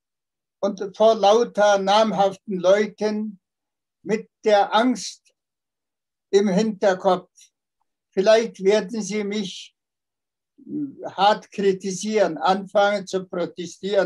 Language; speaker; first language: German; non-native, fluent; Tuvinian